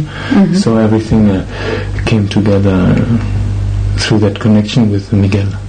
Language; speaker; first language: English; non-native, fluent; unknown